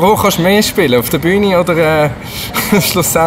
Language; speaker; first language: German; native; German